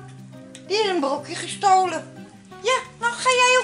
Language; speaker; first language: Dutch; native; Dutch